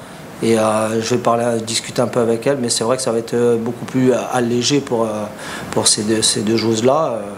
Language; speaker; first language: French; native; French